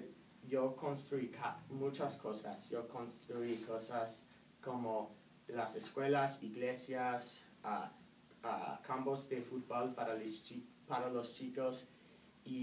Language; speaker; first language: Spanish; non-native, learner; English